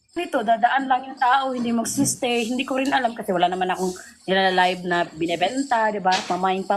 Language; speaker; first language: Filipino; non-native, local second language; Cebuano